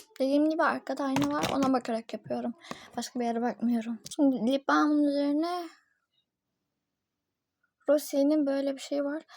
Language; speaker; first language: Turkish; native; Turkish